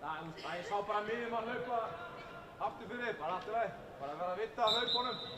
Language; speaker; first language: Icelandic; non-native, learner; Swedish